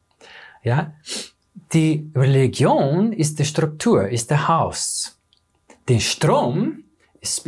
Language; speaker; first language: German; non-native, fluent; English